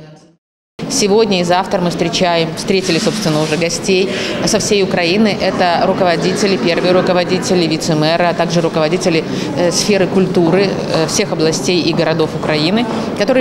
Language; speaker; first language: Russian; native; Russian